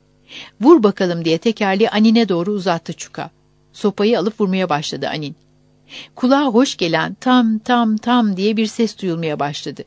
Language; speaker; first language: Turkish; native; Turkish